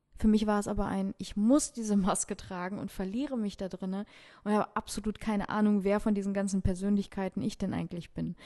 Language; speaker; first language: German; early bilingual, other home language; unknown